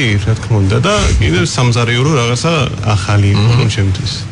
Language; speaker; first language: Georgian; non-native, fluent; English